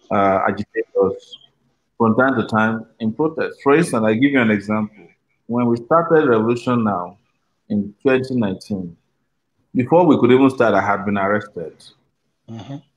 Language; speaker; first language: English; non-native, local second language; Yoruba